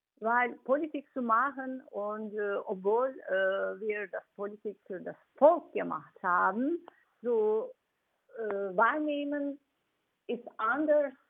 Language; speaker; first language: German; non-native, fluent; Turkish